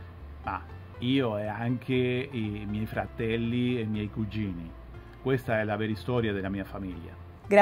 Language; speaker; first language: Italian; non-native, fluent; Spanish